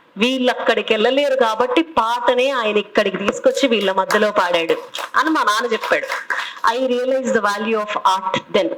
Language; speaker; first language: Telugu; native; Telugu